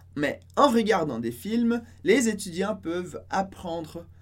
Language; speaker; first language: French; non-native, fluent; Portuguese